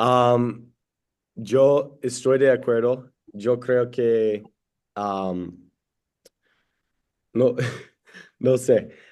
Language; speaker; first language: Spanish; non-native, learner; English